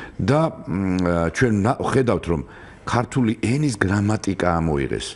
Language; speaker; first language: Georgian; native; Georgian